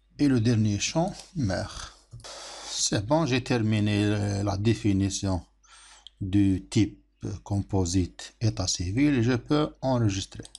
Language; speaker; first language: French; non-native, local second language; Arabic